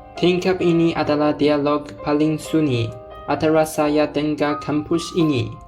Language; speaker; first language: Malay; non-native, learner; Chinese